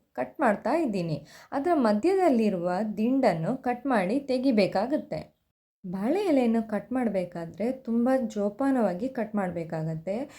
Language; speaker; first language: Kannada; non-native, local second language; Tulu